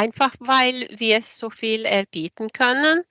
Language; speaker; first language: German; non-native, fluent; Swedish